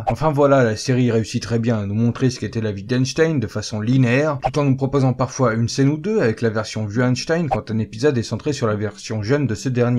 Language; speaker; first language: French; native; French